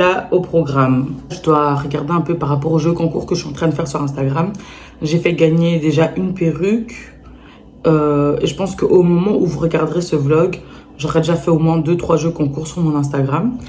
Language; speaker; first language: French; native; French